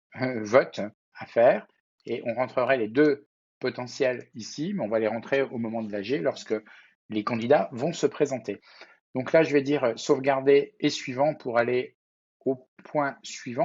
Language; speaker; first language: French; native; French